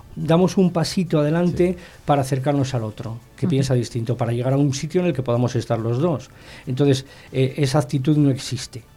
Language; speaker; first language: Spanish; native; Spanish